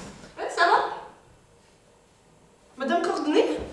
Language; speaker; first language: French; non-native, learner; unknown